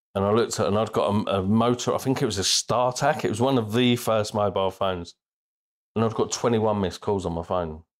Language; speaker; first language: English; native; English